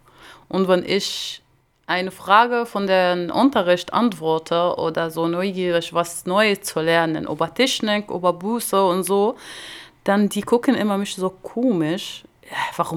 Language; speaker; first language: German; non-native, learner; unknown